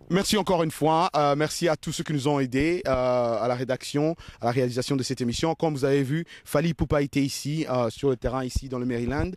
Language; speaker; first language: French; non-native, local second language; Lingala